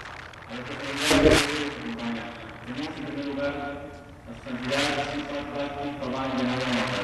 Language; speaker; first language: Spanish; native; Spanish